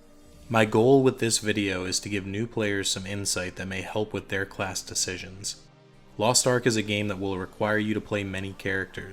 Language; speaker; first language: English; native; English